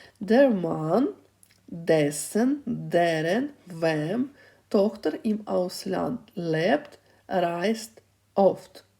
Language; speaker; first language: German; non-native, fluent; Ukrainian